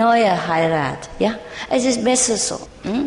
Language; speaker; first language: German; non-native, learner; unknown